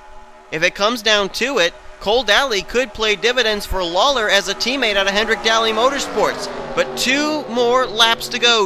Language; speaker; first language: English; native; English